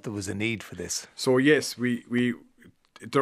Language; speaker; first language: English; native; English